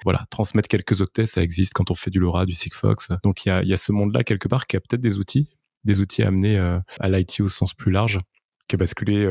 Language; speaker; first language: French; native; French